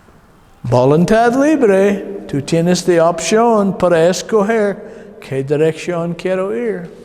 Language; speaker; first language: Spanish; non-native, learner; English